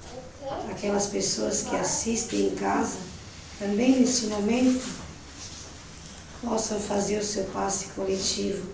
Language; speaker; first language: Portuguese; native; Portuguese